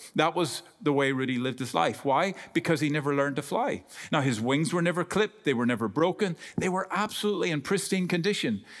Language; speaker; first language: English; native; English